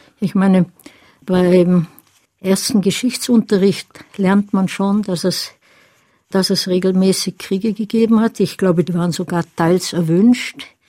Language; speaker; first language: German; native; German